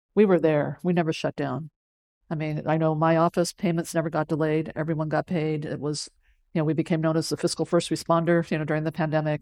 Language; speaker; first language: English; early bilingual, other home language; Cantonese